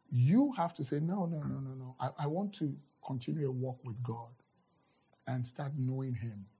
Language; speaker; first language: English; non-native, local second language; Yoruba